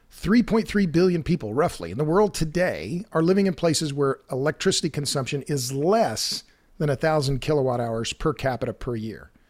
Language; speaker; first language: English; native; English